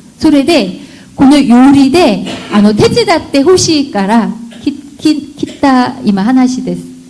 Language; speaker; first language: Japanese; non-native, learner; Korean